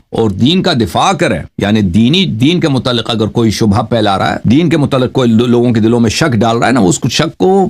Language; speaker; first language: Urdu; non-native, fluent; Persian